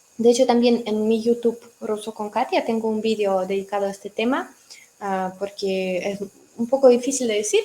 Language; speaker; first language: Spanish; non-native, fluent; Russian